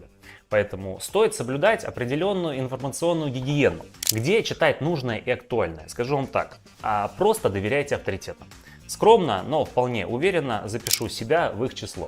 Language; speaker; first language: Russian; native; Russian